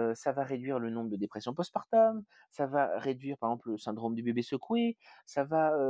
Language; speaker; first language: French; native; French